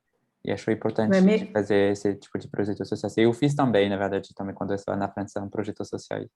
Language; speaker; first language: Portuguese; non-native, fluent; French